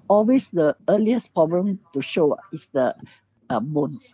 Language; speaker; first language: English; non-native, local second language; Cantonese